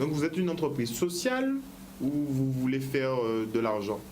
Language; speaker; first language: French; native; French